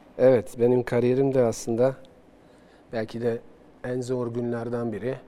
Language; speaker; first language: Turkish; non-native, fluent; Bosnian